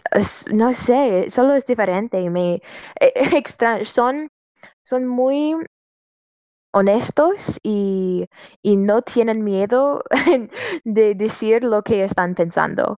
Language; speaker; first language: Spanish; non-native, fluent; English